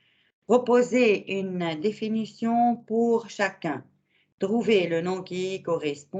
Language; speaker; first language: French; non-native, fluent; Arabic